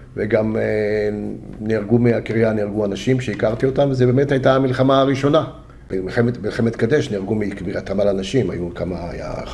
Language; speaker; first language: Hebrew; early bilingual, other home language; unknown